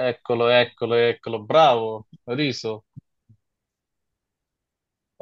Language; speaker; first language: Italian; non-native, fluent; Bangla